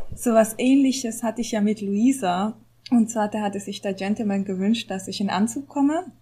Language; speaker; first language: German; native; German